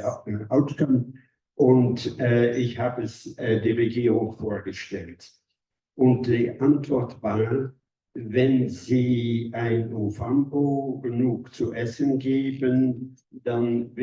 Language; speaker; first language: German; non-native, fluent; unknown